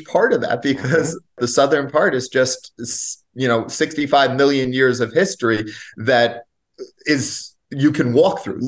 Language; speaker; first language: English; native; English